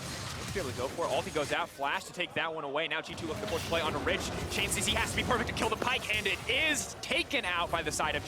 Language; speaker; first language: English; native; English